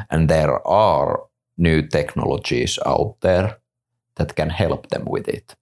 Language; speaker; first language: English; non-native, fluent; Finnish